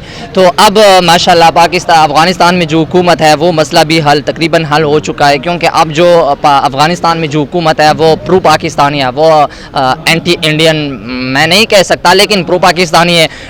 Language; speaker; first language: Hindi; non-native, local second language; Pashto